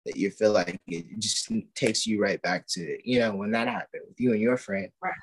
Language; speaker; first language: English; native; English